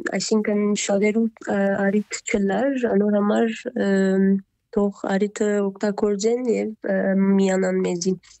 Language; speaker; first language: Armenian; early bilingual, heritage; Armenian